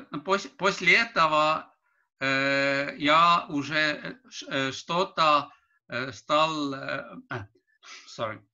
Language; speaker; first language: Russian; non-native, learner; Estonian